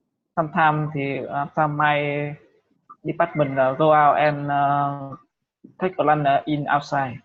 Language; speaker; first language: English; non-native, learner; Vietnamese